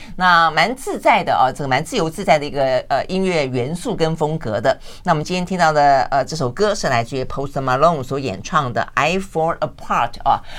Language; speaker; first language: Chinese; native; Chinese